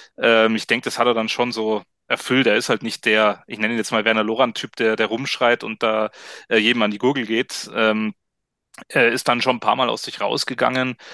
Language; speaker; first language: German; native; German